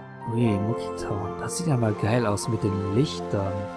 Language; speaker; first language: German; native; German